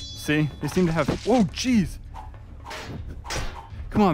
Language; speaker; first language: English; native; English